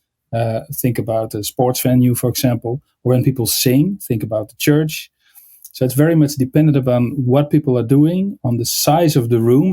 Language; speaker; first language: English; non-native, fluent; Dutch